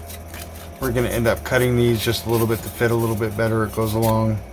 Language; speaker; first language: English; native; English